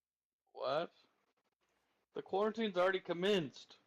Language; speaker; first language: English; native; English